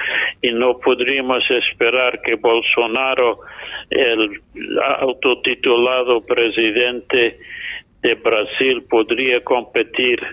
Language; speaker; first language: Spanish; non-native, fluent; English